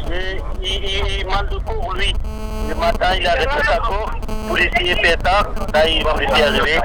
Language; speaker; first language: French; non-native, learner; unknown